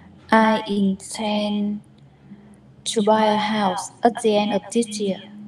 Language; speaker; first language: English; non-native, learner; Vietnamese